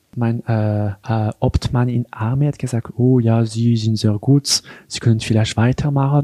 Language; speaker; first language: German; non-native, local second language; French